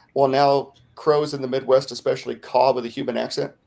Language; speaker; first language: English; native; English